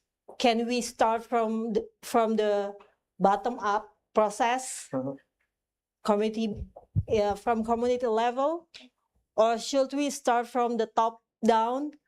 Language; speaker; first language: English; non-native, fluent; Indonesian